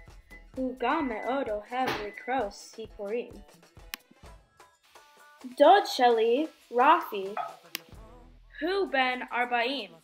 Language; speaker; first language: Hebrew; non-native, learner; English